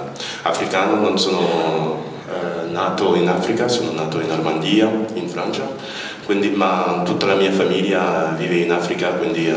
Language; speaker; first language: Italian; non-native, fluent; French